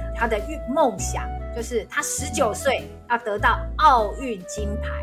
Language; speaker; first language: Chinese; native; Chinese